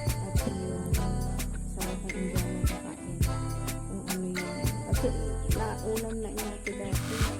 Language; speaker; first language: Filipino; non-native, local second language; Iloko